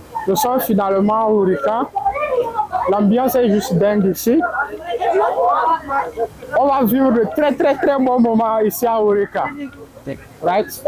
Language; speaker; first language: French; non-native, fluent; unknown